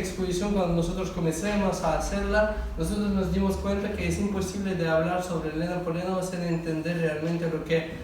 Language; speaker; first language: Spanish; non-native, fluent; Russian